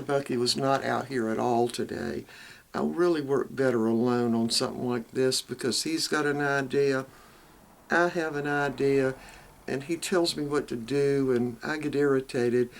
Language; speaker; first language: English; native; English